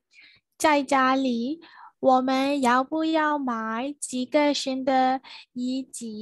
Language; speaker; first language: Chinese; non-native, learner; Burmese